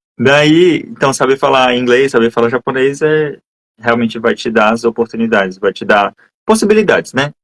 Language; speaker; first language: Portuguese; native; Portuguese